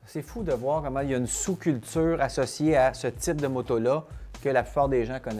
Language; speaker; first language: French; native; French